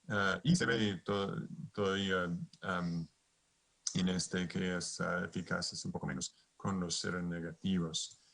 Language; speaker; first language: Spanish; non-native, fluent; English